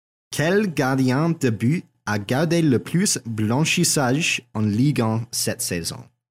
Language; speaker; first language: French; non-native, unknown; English